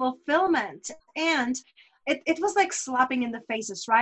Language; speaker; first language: English; non-native, fluent; Czech